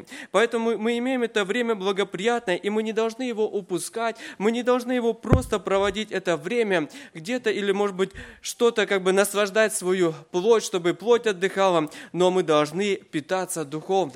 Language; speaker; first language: Russian; native; Russian